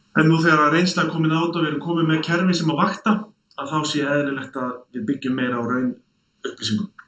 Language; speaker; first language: Icelandic; native; Icelandic